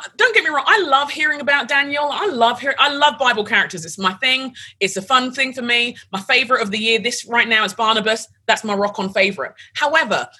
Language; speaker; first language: English; native; English